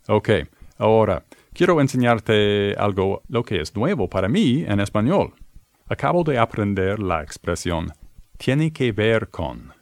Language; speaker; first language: Spanish; non-native, fluent; English